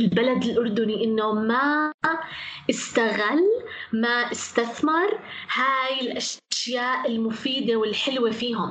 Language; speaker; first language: Arabic; native; Arabic